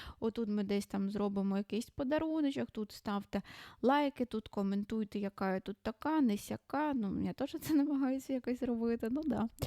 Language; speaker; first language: Ukrainian; non-native, local second language; Russian